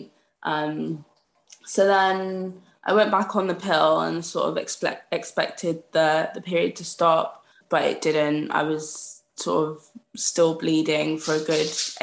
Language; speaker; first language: English; native; English